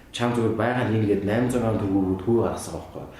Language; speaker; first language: Mongolian; native; Mongolian